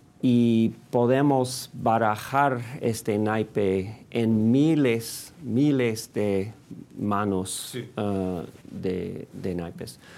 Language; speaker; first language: Spanish; non-native, fluent; English